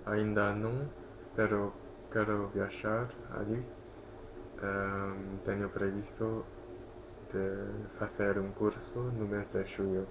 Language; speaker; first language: Spanish; non-native, fluent; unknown